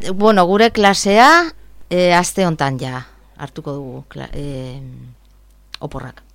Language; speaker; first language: Basque; non-native, learner; Galician